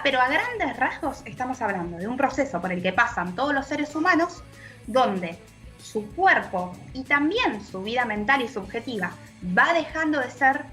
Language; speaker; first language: Spanish; native; Spanish